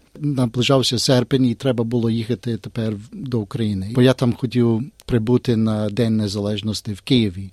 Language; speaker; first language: Ukrainian; early bilingual, heritage; Ukrainian